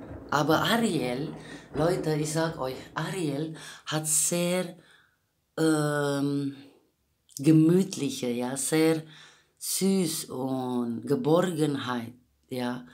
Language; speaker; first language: German; non-native, learner; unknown